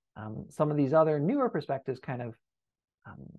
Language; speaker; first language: English; native; English